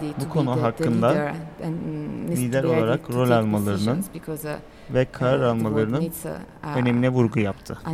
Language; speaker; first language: Turkish; non-native, learner; Italian